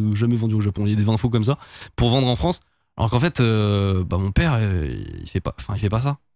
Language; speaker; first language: French; native; French